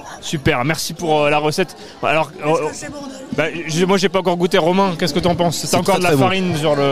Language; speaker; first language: French; native; French